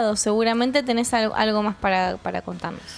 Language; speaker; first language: Spanish; native; Spanish